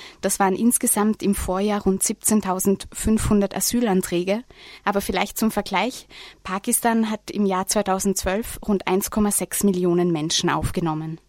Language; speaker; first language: German; native; German